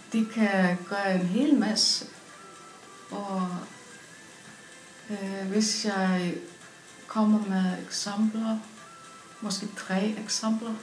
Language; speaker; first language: Danish; non-native, fluent; Icelandic